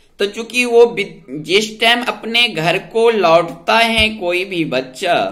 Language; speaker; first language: Hindi; native; Hindi